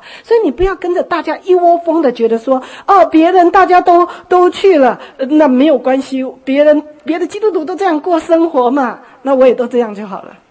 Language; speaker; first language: Chinese; native; Chinese